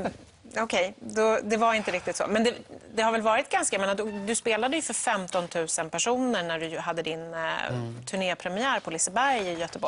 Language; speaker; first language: Swedish; native; Swedish